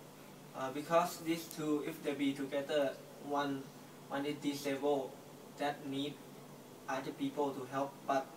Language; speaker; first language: English; non-native, learner; Thai